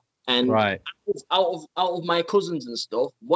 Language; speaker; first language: English; native; English